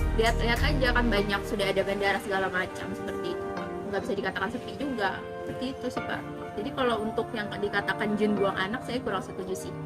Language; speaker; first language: Indonesian; native; Indonesian